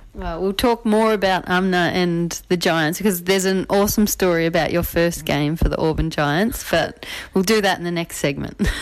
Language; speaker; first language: English; native; English